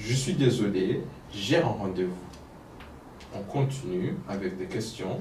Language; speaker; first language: French; non-native, fluent; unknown